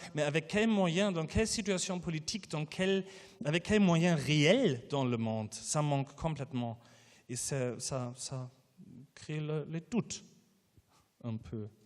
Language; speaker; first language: French; non-native, fluent; German